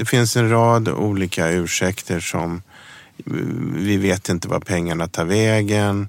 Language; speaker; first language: Swedish; early bilingual, other home language; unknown